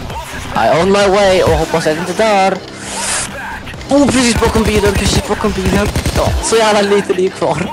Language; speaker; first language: Swedish; native; Swedish